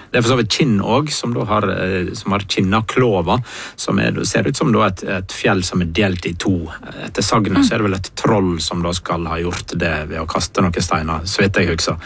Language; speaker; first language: Norwegian; native; Norwegian